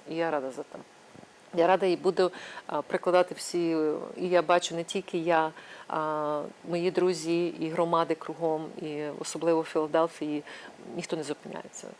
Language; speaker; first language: Ukrainian; native; Ukrainian